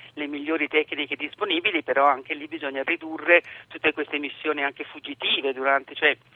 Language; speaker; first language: Italian; native; Italian